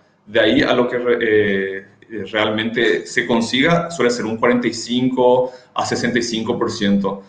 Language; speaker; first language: Spanish; native; Spanish